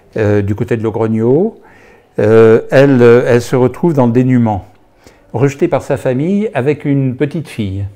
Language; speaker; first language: French; native; French